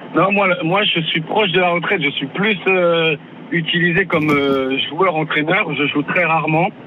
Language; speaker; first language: French; native; French